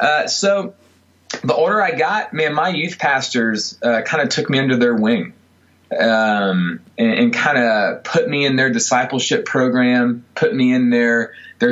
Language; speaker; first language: English; native; English